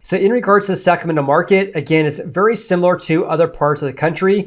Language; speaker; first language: English; native; English